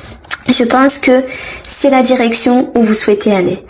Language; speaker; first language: French; native; French